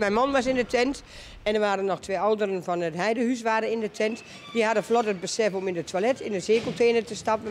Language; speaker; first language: Dutch; native; Dutch